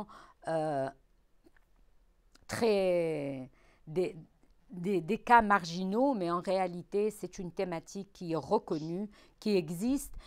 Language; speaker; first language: French; non-native, local second language; Arabic